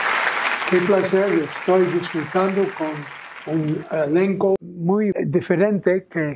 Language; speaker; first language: Spanish; non-native, fluent; English